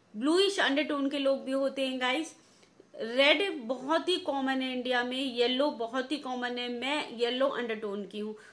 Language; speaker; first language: Hindi; native; Hindi